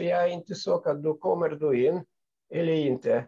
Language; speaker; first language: Swedish; non-native, fluent; Russian